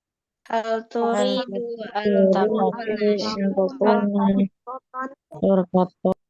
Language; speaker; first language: Arabic; non-native, learner; Indonesian